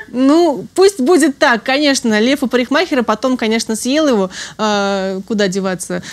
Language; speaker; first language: Russian; native; Russian